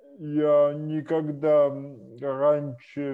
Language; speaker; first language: Russian; non-native, local second language; Latvian